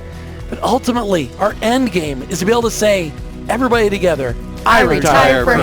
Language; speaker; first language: English; native; English